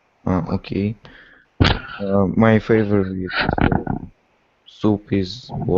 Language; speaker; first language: English; non-native, learner; Russian